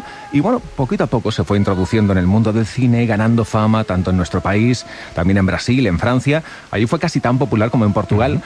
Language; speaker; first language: Spanish; native; Spanish